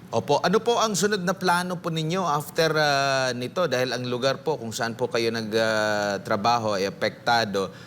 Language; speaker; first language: Filipino; non-native, local second language; Cebuano